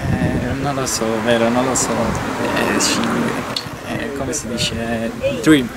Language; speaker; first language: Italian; non-native, learner; Estonian